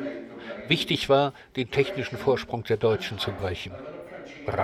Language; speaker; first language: German; native; German